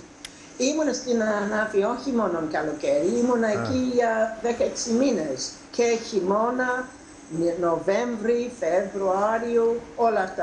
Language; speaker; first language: Greek; non-native, fluent; English